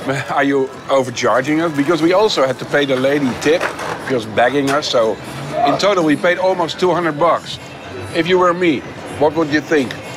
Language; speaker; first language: English; non-native, fluent; Dutch